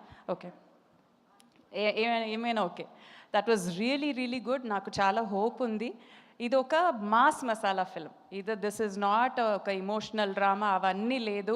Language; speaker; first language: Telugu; non-native, fluent; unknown